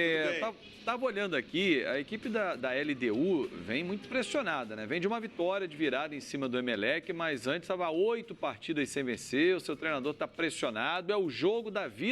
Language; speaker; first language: Portuguese; native; Portuguese